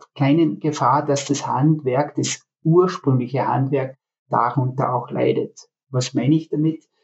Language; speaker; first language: German; native; German